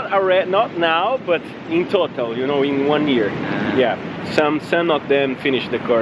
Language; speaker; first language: English; non-native, fluent; Portuguese